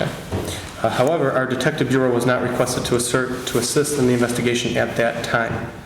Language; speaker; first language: English; native; English